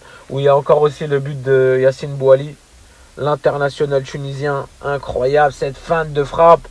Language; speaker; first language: French; native; French